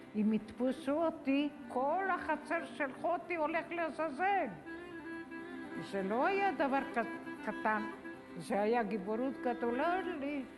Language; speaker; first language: Hebrew; non-native, fluent; Albanian